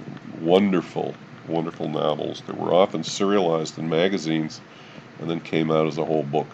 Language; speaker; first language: English; native; English